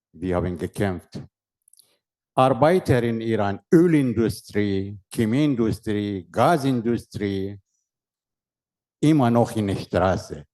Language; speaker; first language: German; non-native, learner; Persian